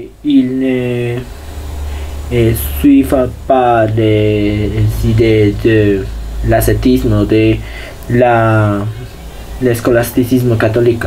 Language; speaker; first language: French; non-native, learner; Spanish